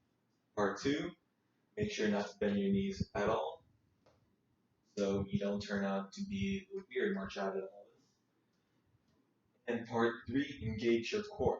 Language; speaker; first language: English; native; English